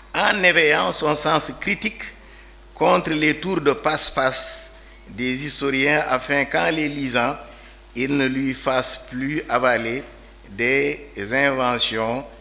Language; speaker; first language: French; non-native, local second language; Fula